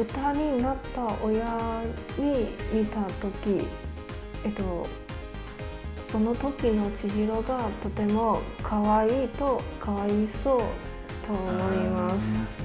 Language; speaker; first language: Japanese; non-native, learner; Chinese